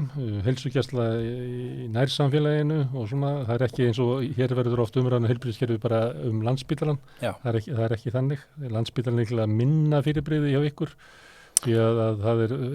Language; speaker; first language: Icelandic; native; Icelandic